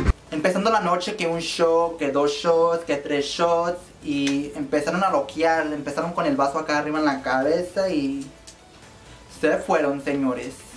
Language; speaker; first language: Spanish; early bilingual, heritage; Spanish